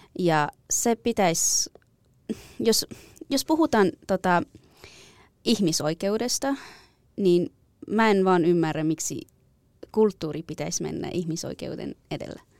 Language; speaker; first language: Finnish; non-native, fluent; Persian